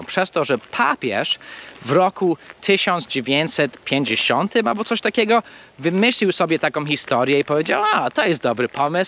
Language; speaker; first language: Polish; non-native, fluent; English